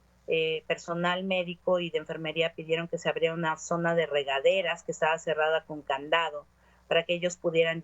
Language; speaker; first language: Spanish; native; Spanish